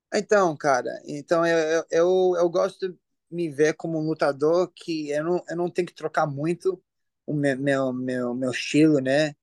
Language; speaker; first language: Portuguese; early bilingual, heritage; English